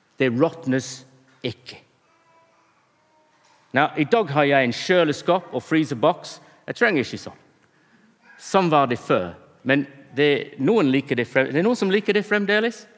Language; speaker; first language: Norwegian; non-native, fluent; English